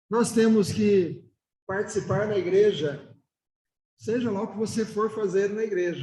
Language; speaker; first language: Portuguese; native; Portuguese